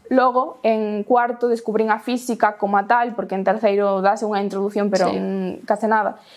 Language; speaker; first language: Galician; non-native, local second language; Spanish